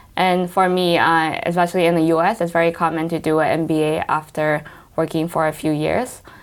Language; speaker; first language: English; native; English